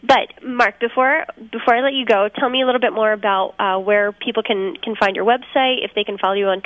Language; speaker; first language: English; native; English